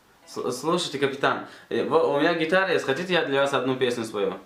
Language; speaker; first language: Russian; non-native, fluent; Tajik